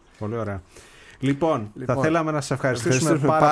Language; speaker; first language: Greek; native; Greek